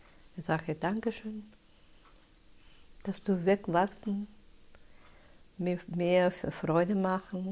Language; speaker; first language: German; non-native, learner; Russian